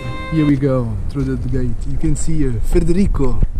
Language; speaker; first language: English; non-native, fluent; Portuguese